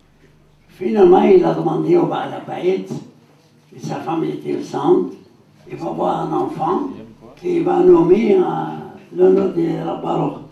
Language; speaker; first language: French; non-native, learner; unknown